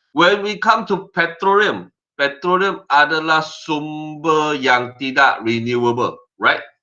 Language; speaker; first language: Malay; non-native, local second language; Chinese